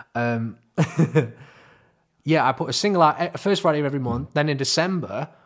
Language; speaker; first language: English; native; English